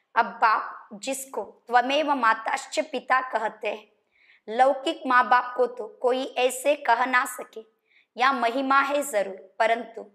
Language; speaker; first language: Hindi; non-native, local second language; Kannada